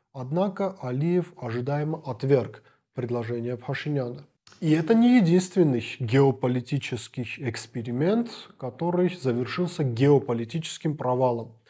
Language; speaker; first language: Russian; non-native, local second language; Armenian